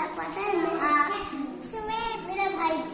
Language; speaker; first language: Hindi; non-native, local second language; Kashmiri